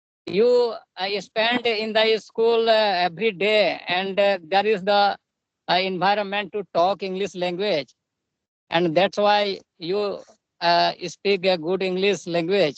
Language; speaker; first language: English; non-native, learner; Santali